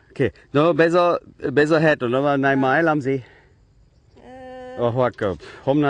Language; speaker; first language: Vietnamese; non-native, learner; German